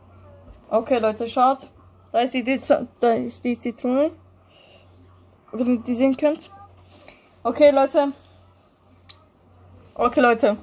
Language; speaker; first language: German; early bilingual, other home language; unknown